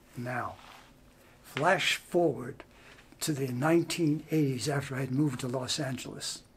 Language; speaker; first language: English; native; English